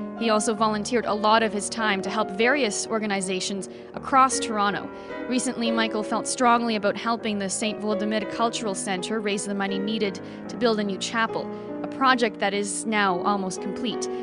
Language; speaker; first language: English; early bilingual, other home language; Ukrainian